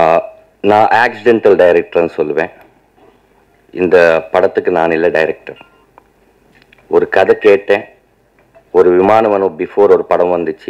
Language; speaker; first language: Tamil; non-native, learner; Telugu